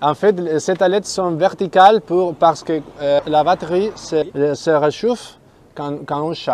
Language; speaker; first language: French; non-native, fluent; Spanish